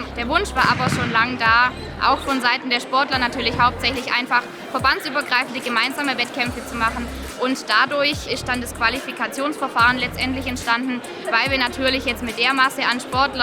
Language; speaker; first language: German; native; German